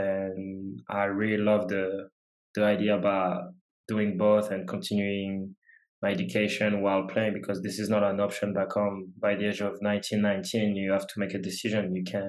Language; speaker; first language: English; non-native, fluent; French